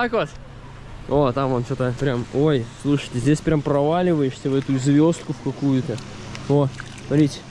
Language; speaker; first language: Russian; native; Russian